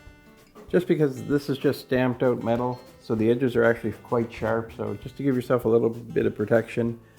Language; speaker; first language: English; native; English